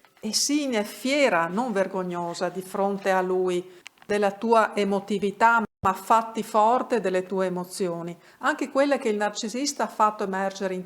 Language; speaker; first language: Italian; native; Italian